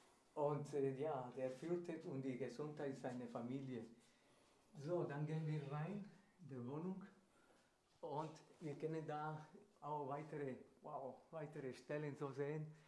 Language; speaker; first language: German; non-native, fluent; Spanish